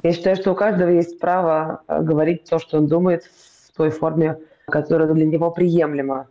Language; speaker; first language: Russian; native; Russian